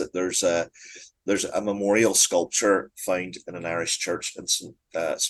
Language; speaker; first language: English; native; English